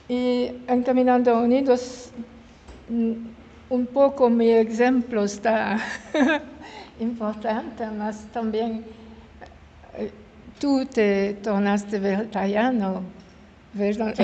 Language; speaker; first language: Spanish; non-native, learner; French